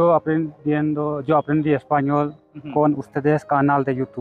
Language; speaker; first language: Spanish; non-native, learner; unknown